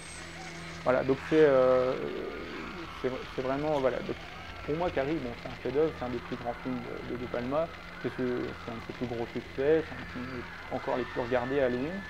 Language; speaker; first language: French; native; French